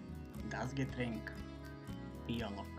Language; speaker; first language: German; non-native, fluent; Macedonian